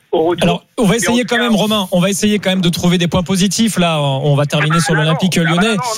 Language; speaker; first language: French; native; French